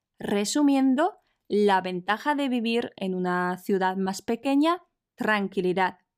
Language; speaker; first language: Spanish; non-native, fluent; Polish